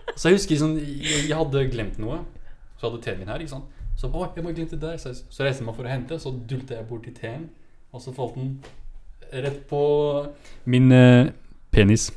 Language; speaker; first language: Norwegian; early bilingual, other home language; Kurdish